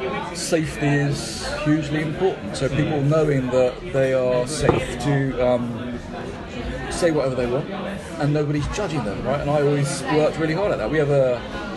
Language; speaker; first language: English; native; English